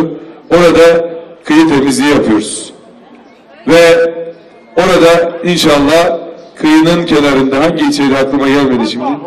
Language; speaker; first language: Turkish; native; Turkish